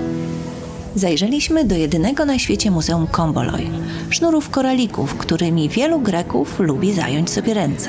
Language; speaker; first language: Polish; native; Polish